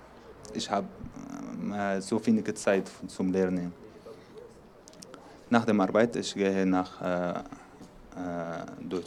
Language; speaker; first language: German; non-native, learner; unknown